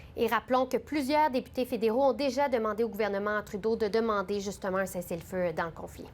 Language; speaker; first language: French; native; French